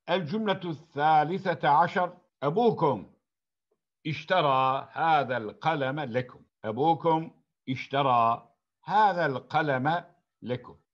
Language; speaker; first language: Arabic; non-native, fluent; Turkish